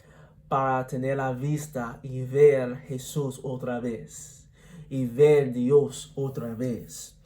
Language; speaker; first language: Spanish; non-native, learner; English